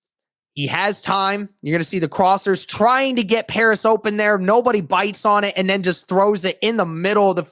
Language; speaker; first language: English; native; English